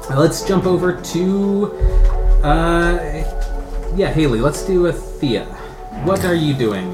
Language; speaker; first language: English; native; English